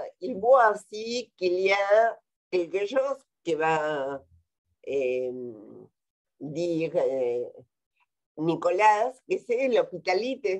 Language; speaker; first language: French; non-native, fluent; Spanish